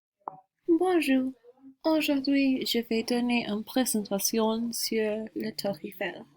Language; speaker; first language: French; non-native, learner; English